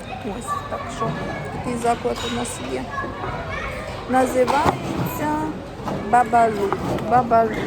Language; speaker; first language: Ukrainian; native; Ukrainian